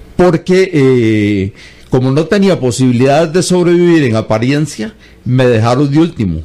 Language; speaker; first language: Spanish; native; Spanish